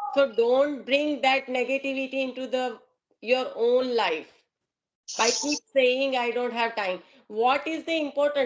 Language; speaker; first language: English; non-native, local second language; Gujarati